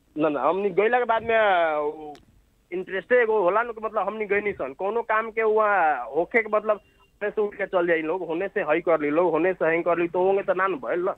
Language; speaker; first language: Bhojpuri; native; Bhojpuri